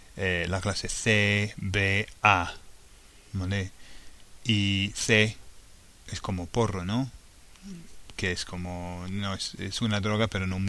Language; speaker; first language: Spanish; non-native, fluent; English